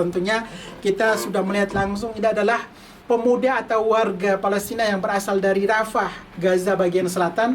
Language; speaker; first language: Indonesian; native; Indonesian